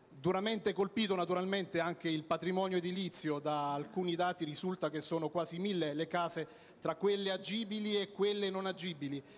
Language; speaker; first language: Italian; native; Italian